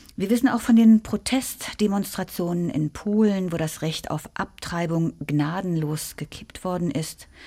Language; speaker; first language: German; native; German